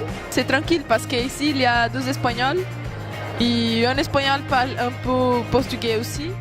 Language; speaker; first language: French; non-native, learner; Portuguese